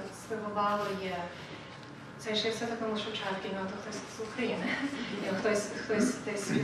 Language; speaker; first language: Ukrainian; early bilingual, heritage; Ukrainian